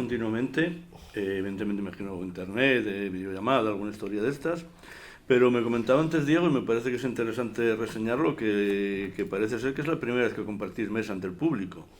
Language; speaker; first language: Spanish; native; Spanish